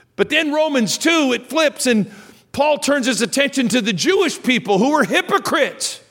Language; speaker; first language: English; native; English